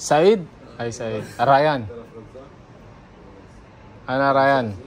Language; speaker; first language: English; non-native, local second language; Filipino